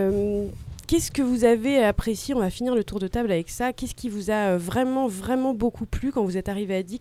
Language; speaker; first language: French; native; French